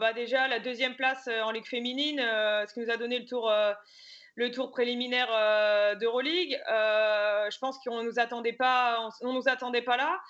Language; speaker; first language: French; native; French